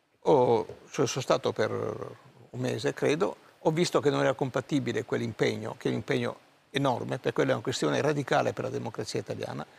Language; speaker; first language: Italian; native; Italian